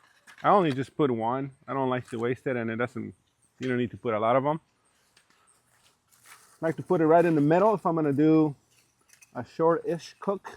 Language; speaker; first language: English; early bilingual, other home language; Spanish